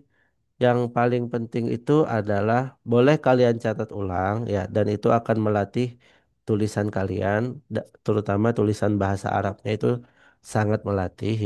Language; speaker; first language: Indonesian; non-native, fluent; Banjar